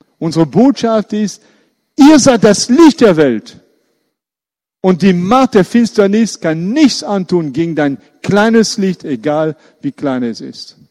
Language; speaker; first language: German; non-native, fluent; French